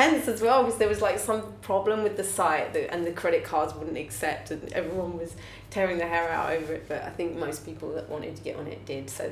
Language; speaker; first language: English; native; English